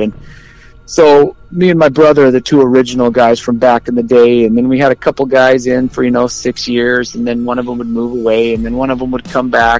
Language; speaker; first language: English; native; English